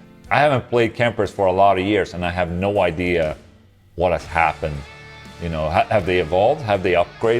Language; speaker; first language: English; non-native, fluent; Swedish